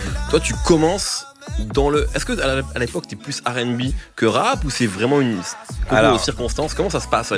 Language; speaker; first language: French; native; French